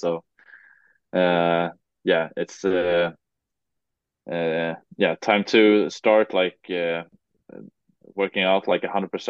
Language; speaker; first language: English; non-native, fluent; Swedish